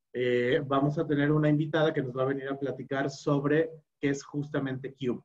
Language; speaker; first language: Spanish; native; Spanish